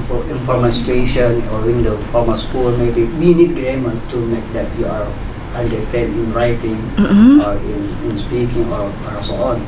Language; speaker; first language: English; non-native, learner; Indonesian